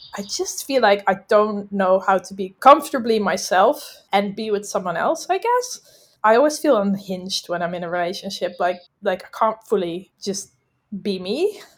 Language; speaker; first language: English; non-native, fluent; Dutch